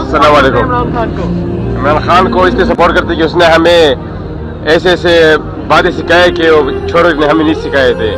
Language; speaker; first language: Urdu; non-native, local second language; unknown